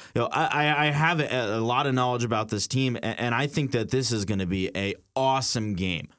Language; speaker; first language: English; native; English